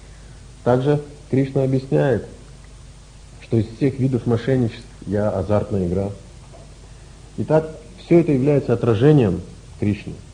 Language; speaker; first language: Russian; native; Russian